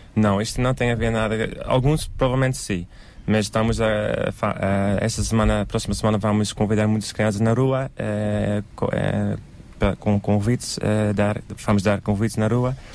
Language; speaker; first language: Portuguese; non-native, learner; Dutch